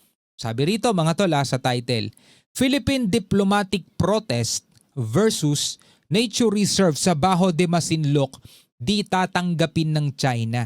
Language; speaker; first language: Filipino; native; Filipino